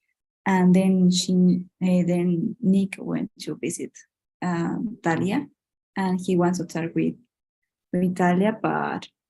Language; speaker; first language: English; non-native, learner; Spanish